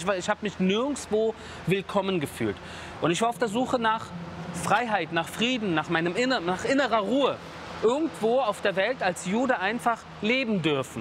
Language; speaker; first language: German; early bilingual, other home language; Persian